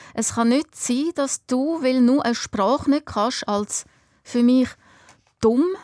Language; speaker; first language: German; native; German